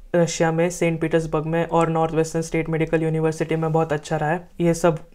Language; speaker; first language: Hindi; non-native, local second language; Marathi